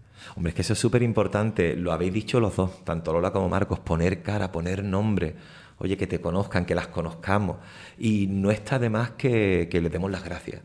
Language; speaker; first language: Spanish; native; Spanish